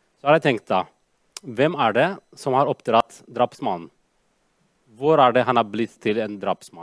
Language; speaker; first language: Norwegian; non-native, fluent; Amharic